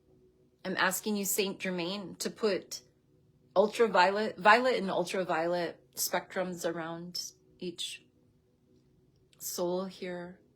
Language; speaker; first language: English; native; English